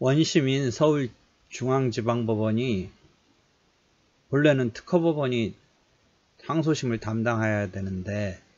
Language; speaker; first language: Korean; native; Korean